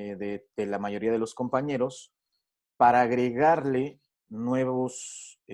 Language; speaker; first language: Spanish; native; Spanish